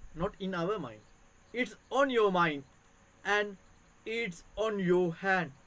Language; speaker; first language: English; non-native, local second language; Sinhala